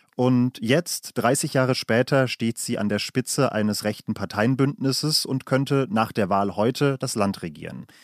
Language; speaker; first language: German; native; German